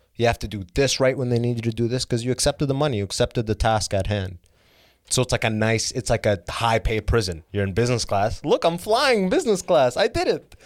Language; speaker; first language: English; early bilingual, other home language; Arabic